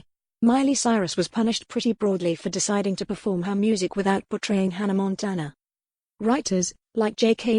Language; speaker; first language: English; native; English